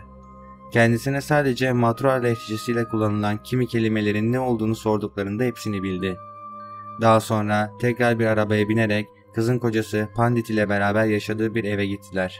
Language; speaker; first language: Turkish; native; Turkish